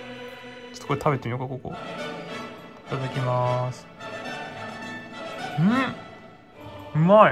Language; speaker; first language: Japanese; native; Japanese